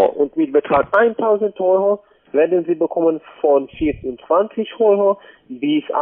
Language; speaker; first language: German; non-native, learner; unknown